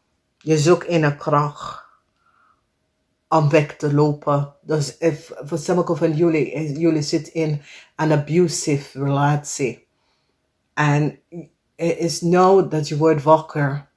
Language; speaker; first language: Dutch; non-native, learner; English